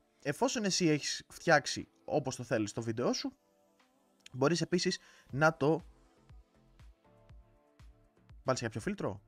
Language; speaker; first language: Greek; native; Greek